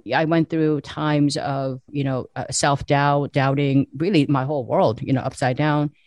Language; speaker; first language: English; early bilingual, other home language; Korean